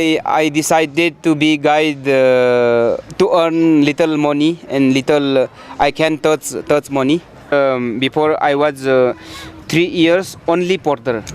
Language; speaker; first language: English; non-native, learner; Nepali